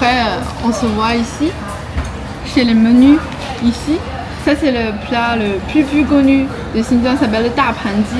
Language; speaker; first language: French; non-native, learner; Chinese